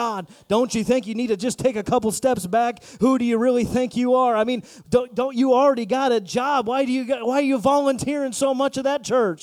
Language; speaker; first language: English; native; English